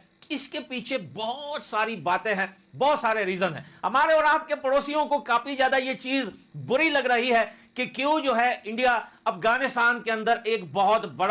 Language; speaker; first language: Hindi; native; Hindi